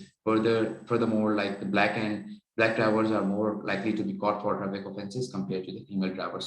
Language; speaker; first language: English; non-native, local second language; Urdu